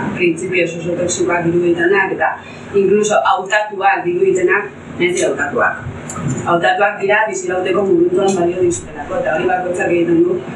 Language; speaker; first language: Basque; non-native, local second language; Spanish